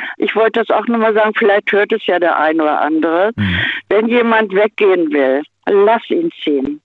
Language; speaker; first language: German; native; German